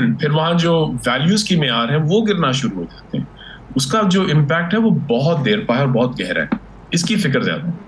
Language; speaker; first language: Urdu; early bilingual, heritage; Urdu